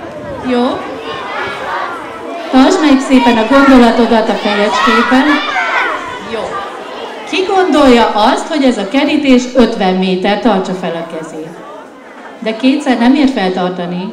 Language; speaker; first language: Hungarian; native; Hungarian